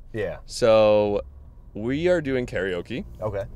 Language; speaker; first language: English; native; English